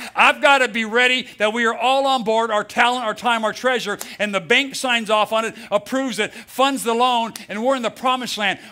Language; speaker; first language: English; native; English